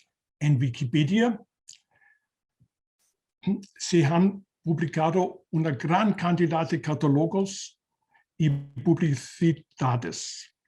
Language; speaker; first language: Spanish; non-native, learner; German